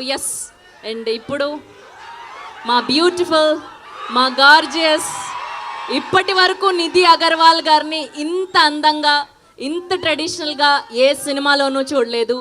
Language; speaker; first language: Telugu; native; Telugu